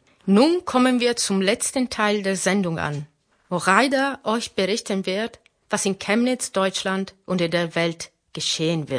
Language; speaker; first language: German; non-native, fluent; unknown